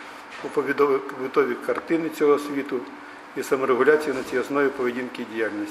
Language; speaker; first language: Ukrainian; native; Ukrainian